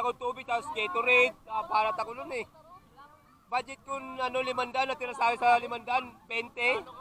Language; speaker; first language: Filipino; native; Filipino